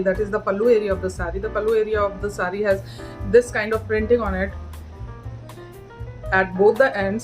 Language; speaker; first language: English; non-native, local second language; Hindi